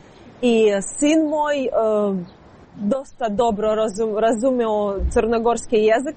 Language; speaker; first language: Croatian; non-native, learner; Ukrainian